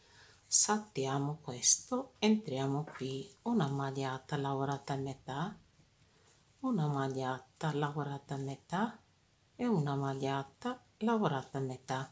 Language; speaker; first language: Italian; non-native, fluent; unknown